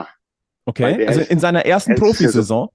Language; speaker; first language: German; native; German